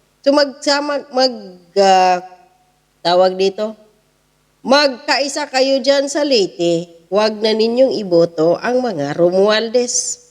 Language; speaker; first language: Filipino; native; Filipino